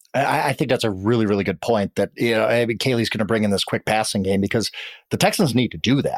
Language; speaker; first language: English; native; English